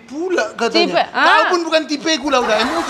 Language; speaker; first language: Indonesian; native; Indonesian